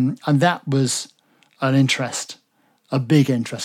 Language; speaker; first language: English; native; English